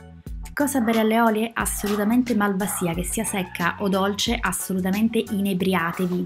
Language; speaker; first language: Italian; native; Italian